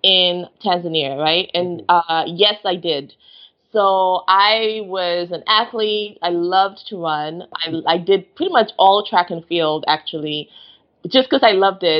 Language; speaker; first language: English; non-native, local second language; Yoruba